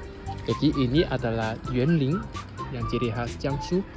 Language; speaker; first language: Indonesian; non-native, fluent; Chinese